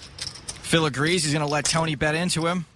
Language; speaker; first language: English; native; English